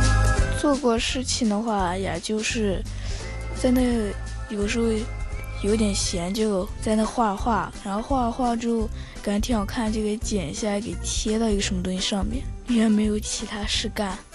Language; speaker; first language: Chinese; native; Chinese